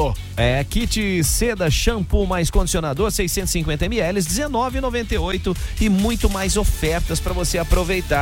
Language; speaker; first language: Portuguese; native; Portuguese